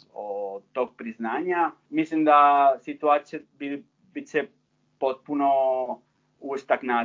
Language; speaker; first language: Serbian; non-native, fluent; Spanish